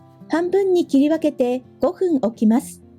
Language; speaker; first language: Japanese; native; Japanese